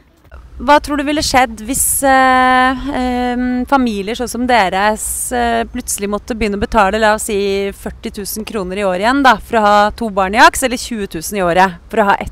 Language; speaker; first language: Norwegian; native; Norwegian